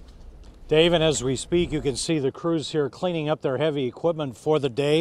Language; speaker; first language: English; native; English